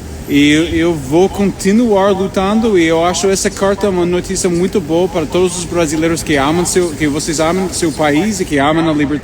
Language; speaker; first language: Portuguese; non-native, fluent; English